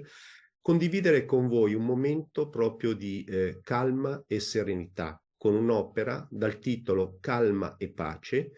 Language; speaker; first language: Italian; native; Italian